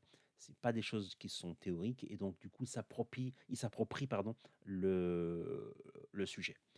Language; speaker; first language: French; native; French